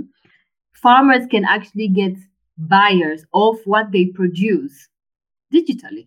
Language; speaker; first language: English; non-native, local second language; Swahili